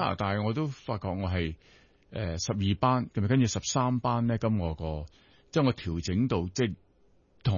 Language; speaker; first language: Cantonese; non-native, local second language; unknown